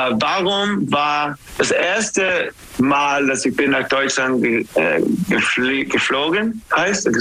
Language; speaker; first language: German; non-native, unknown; English